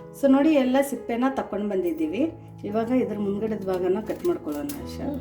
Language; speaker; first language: Kannada; native; Kannada